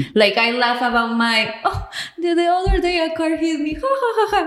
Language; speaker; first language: English; non-native, fluent; Spanish